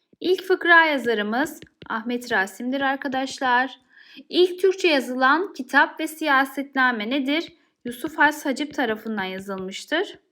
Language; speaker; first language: Turkish; native; Turkish